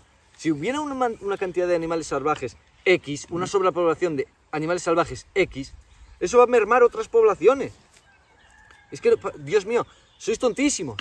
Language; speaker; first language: Spanish; native; Spanish